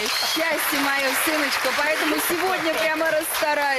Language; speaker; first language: Russian; native; Russian